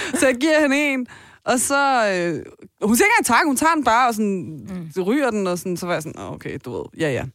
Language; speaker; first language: Danish; early bilingual, other home language; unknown